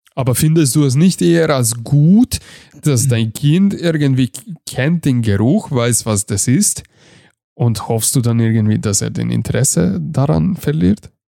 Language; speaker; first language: German; non-native, fluent; Hungarian